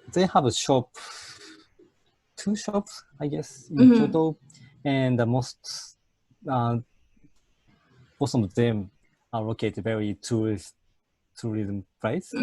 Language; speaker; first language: English; non-native, fluent; Japanese